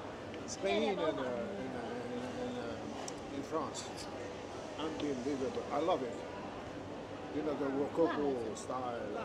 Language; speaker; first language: English; non-native, fluent; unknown